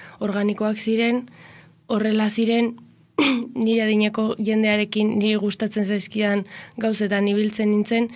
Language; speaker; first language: Basque; non-native, local second language; Spanish